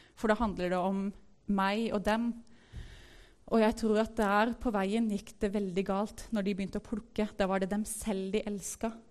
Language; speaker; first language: Norwegian; native; Norwegian